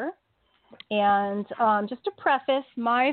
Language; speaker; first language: English; native; English